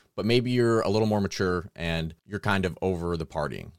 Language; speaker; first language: English; native; English